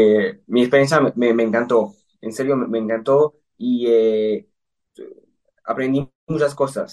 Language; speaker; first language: Spanish; early bilingual, heritage; Spanish